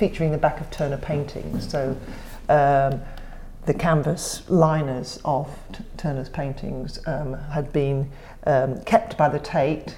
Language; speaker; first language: English; native; English